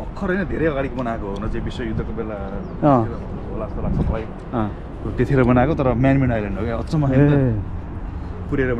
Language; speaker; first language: Nepali; native; Nepali